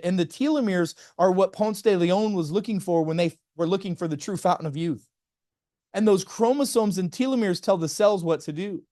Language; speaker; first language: English; native; English